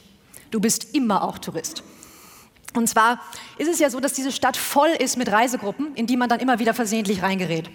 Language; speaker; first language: German; native; German